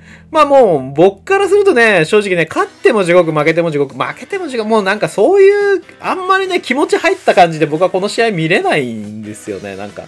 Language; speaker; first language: Japanese; native; Japanese